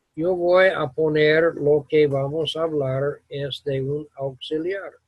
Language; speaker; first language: Spanish; non-native, fluent; English